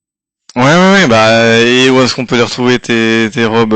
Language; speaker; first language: French; native; French